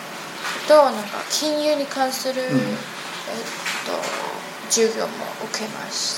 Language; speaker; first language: Japanese; non-native, learner; Chinese